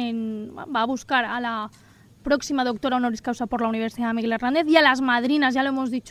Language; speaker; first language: Spanish; native; Spanish